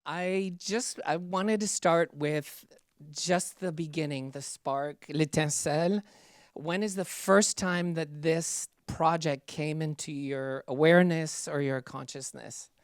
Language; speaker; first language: English; non-native, fluent; French